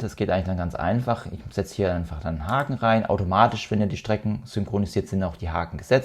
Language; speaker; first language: German; native; German